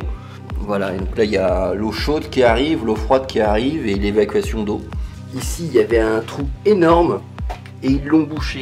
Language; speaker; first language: French; native; French